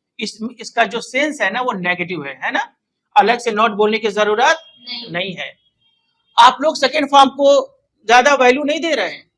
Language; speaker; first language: Hindi; native; Hindi